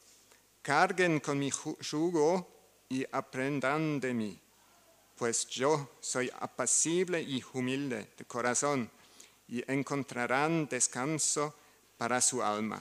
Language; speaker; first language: Spanish; non-native, learner; German